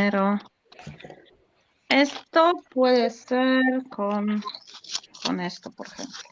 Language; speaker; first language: Spanish; non-native, learner; Polish